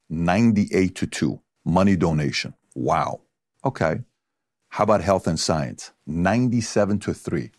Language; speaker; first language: English; early bilingual, other home language; Persian